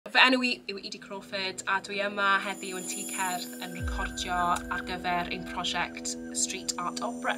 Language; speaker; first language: Welsh; non-native, local second language; English